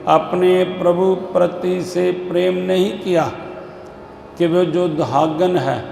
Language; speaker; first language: Hindi; non-native, local second language; Punjabi